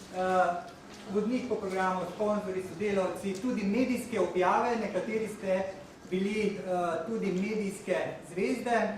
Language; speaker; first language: Slovenian; native; Slovenian